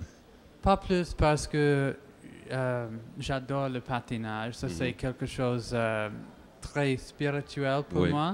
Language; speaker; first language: French; non-native, local second language; English